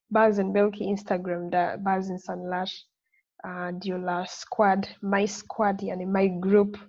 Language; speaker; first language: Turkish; non-native, fluent; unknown